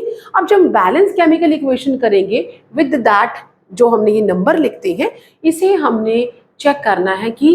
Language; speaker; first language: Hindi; native; Hindi